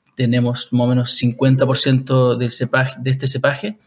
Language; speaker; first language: Spanish; native; Spanish